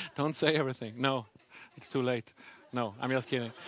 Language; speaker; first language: English; non-native, learner; Swedish